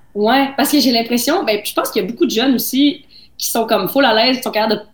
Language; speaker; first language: French; native; French